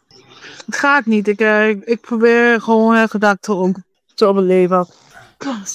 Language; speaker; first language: Dutch; non-native, fluent; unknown